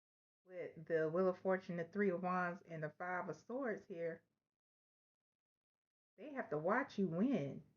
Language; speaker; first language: English; native; English